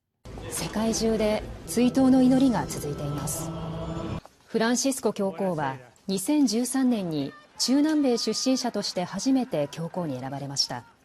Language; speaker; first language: Japanese; native; Japanese